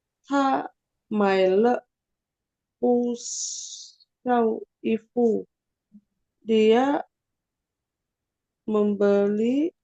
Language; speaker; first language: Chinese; non-native, learner; Indonesian